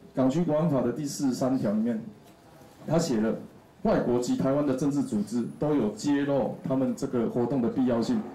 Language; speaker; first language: Chinese; non-native, local second language; Min Nan Chinese